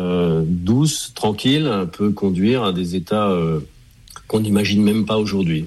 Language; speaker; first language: French; native; French